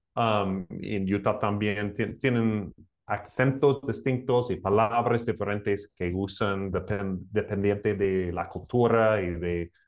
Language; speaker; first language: Spanish; non-native, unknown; English